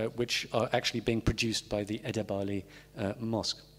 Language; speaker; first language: English; native; English